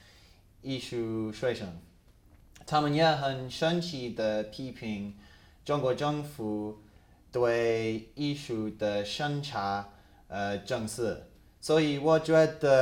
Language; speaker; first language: Chinese; non-native, fluent; English